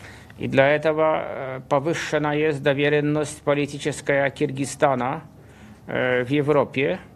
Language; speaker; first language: Russian; non-native, fluent; Polish